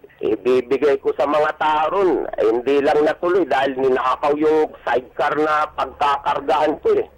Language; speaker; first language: Filipino; native; Filipino